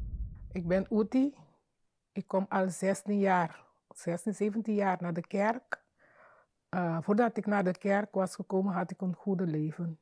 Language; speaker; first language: Dutch; non-native, fluent; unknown